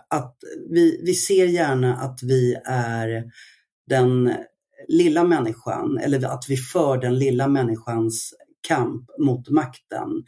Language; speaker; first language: Swedish; early bilingual, other home language; Arabic